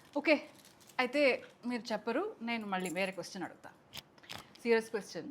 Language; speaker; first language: Telugu; non-native, local second language; Kannada